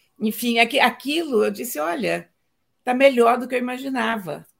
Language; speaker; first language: Portuguese; native; Portuguese